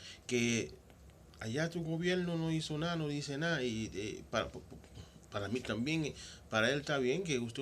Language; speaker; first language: Spanish; non-native, local second language; Haitian Creole